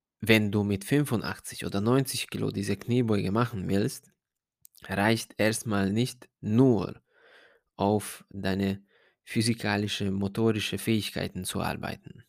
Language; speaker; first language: German; non-native, fluent; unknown